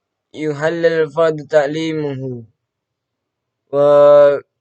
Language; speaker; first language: Arabic; non-native, learner; Indonesian